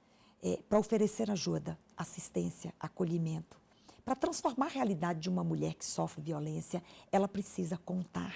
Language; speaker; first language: Portuguese; native; Portuguese